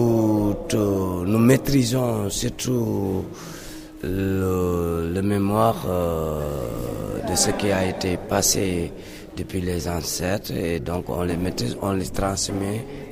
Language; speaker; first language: French; non-native, local second language; Mandingo